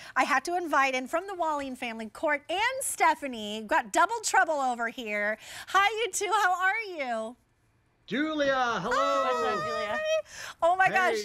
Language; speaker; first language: English; native; English